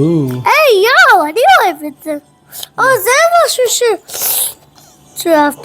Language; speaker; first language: Hebrew; early bilingual, heritage; Hebrew